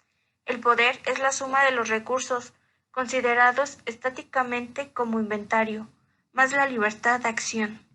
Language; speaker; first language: Spanish; native; Spanish